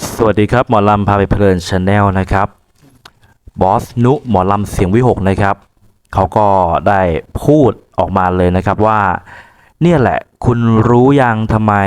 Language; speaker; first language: Thai; native; Thai